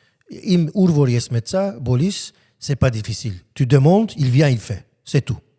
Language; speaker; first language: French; non-native, learner; Armenian